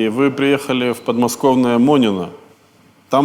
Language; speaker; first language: Russian; native; Russian